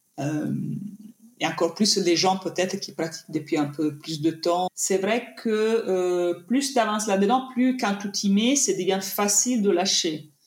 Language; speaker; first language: French; non-native, fluent; Italian